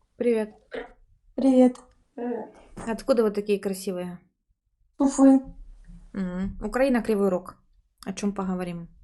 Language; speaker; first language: Russian; native; Russian